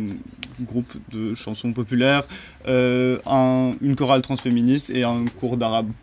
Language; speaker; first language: French; non-native, fluent; Italian